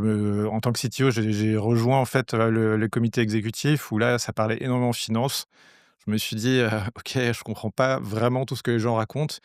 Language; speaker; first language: French; native; French